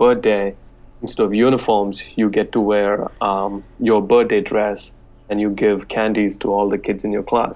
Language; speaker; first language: English; non-native, local second language; Telugu